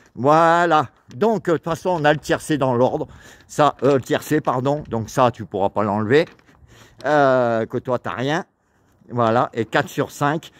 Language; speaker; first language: French; native; French